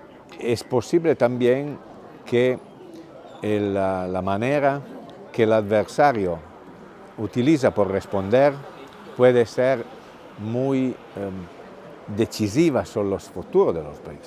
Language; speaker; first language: Spanish; non-native, fluent; Italian